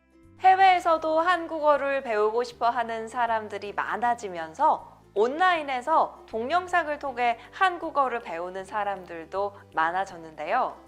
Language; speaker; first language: Korean; native; Korean